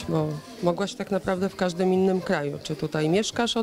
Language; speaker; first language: Polish; native; Polish